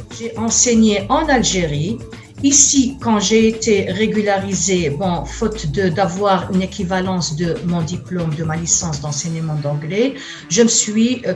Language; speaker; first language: French; non-native, local second language; Arabic